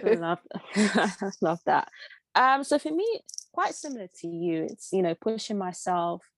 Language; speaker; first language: English; early bilingual, other home language; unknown